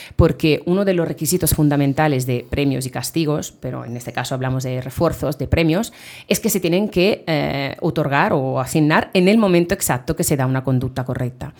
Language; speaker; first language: Spanish; non-native, fluent; Italian